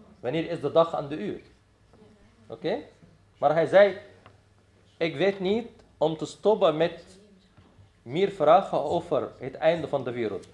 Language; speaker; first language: Dutch; non-native, fluent; Arabic